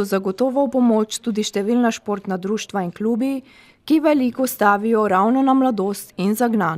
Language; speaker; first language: Slovenian; native; Slovenian